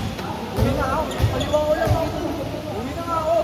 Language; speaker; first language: Filipino; native; Filipino